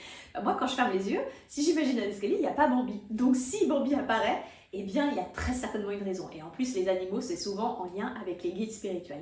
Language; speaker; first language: French; native; French